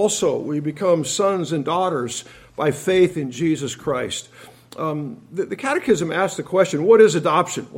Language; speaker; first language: English; native; English